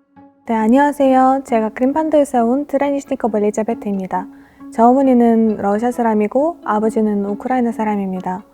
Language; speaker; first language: Korean; non-native, fluent; Russian